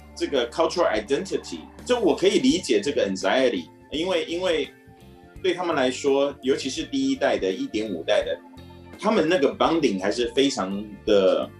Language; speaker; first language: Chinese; native; Chinese